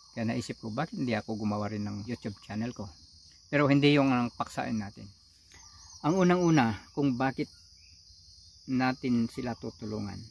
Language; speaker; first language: Filipino; non-native, local second language; Iloko